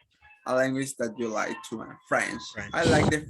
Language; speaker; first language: English; non-native, learner; Spanish